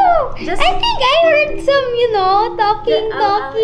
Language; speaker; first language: English; non-native, local second language; Filipino